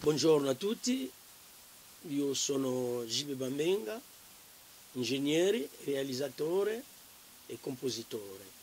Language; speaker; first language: Italian; non-native, learner; Lingala